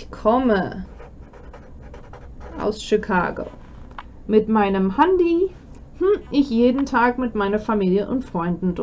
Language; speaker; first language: German; non-native, fluent; English